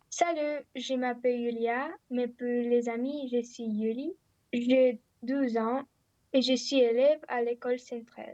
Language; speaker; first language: French; non-native, learner; Romanian